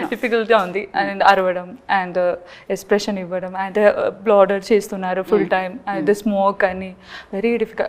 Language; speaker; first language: Telugu; non-native, learner; Malayalam